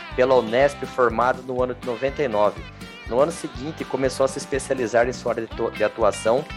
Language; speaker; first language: Portuguese; native; Portuguese